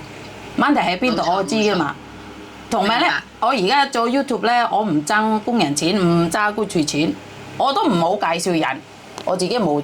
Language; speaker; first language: Cantonese; non-native, fluent; Javanese